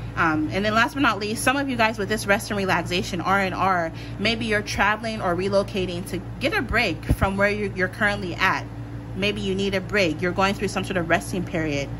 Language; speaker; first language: English; native; English